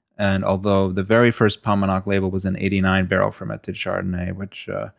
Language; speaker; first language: English; native; English